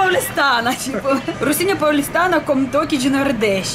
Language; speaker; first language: Portuguese; non-native, learner; Russian